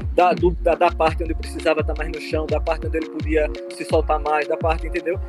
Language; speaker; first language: Portuguese; native; Portuguese